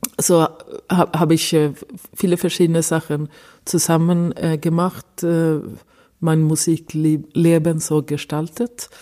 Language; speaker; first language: German; non-native, fluent; Swedish